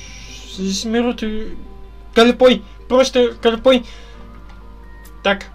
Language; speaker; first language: Russian; non-native, learner; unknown